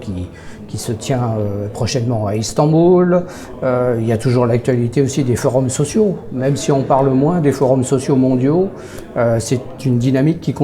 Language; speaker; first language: French; native; French